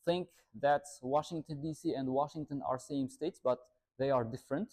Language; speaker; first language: English; non-native, fluent; Uzbek